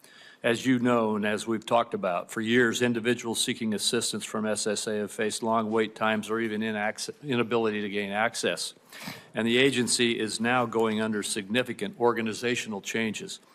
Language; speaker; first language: English; native; English